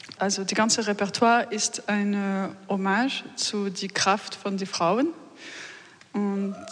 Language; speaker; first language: German; non-native, learner; French